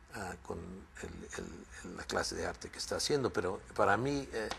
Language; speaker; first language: Spanish; early bilingual, other home language; English